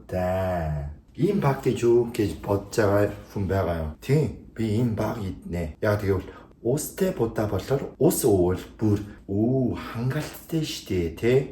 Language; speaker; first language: Mongolian; non-native, learner; Korean